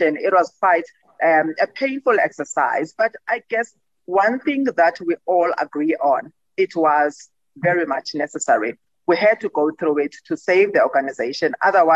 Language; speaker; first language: English; non-native, local second language; Xhosa